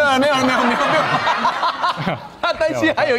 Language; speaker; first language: Chinese; native; Chinese